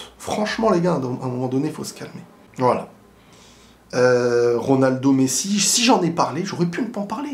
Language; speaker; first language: French; native; French